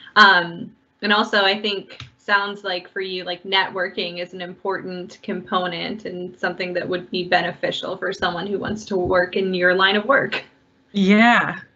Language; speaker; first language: English; native; English